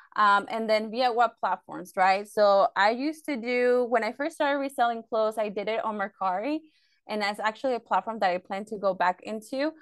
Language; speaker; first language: English; early bilingual, other home language; Spanish